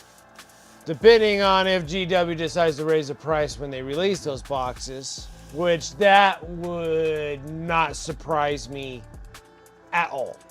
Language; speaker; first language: English; native; English